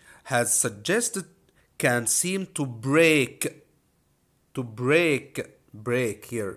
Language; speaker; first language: English; non-native, fluent; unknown